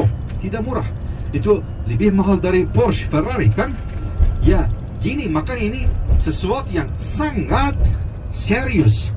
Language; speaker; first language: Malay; non-native, fluent; Turkish